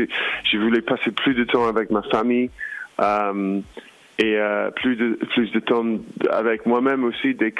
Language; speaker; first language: French; non-native, learner; English